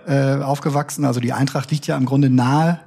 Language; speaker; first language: German; native; German